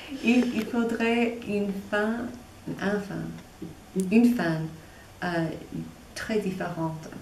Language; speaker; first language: French; non-native, fluent; English